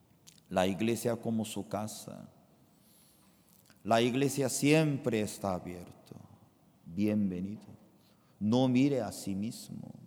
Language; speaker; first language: Spanish; non-native, fluent; Korean